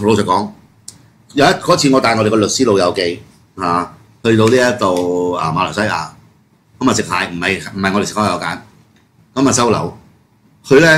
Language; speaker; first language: Cantonese; native; Cantonese